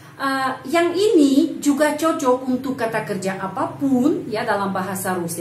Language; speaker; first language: Indonesian; non-native, fluent; Russian